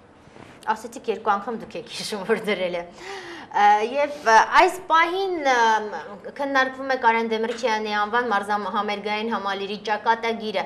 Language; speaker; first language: Armenian; native; Armenian